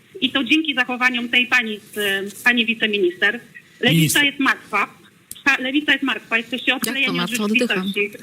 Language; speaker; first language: Polish; native; Polish